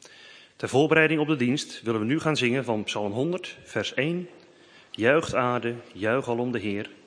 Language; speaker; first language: Dutch; native; Dutch